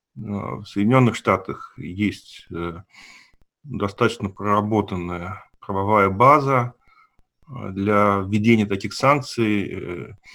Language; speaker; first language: Russian; native; Russian